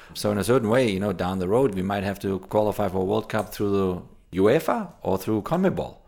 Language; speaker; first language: English; non-native, fluent; German